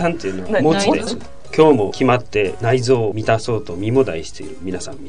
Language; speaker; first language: Japanese; native; Japanese